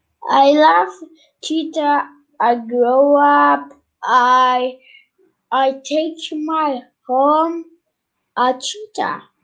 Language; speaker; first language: English; non-native, learner; Turkish